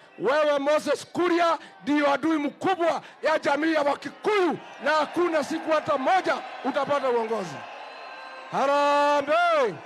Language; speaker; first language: Swahili; non-native, local second language; Kikuyu